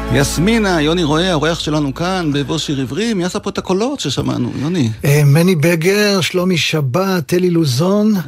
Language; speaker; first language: Hebrew; early bilingual, other home language; Arabic